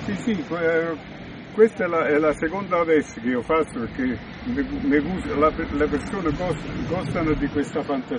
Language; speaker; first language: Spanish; non-native, learner; Italian